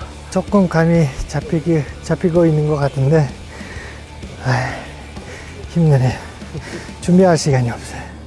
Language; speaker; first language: Korean; non-native, fluent; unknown